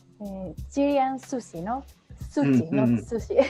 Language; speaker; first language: English; non-native, fluent; Japanese